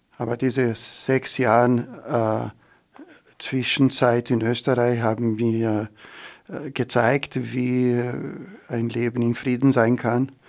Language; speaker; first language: German; non-native, fluent; Portuguese